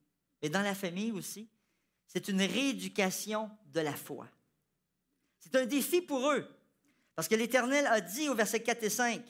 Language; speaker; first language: French; native; French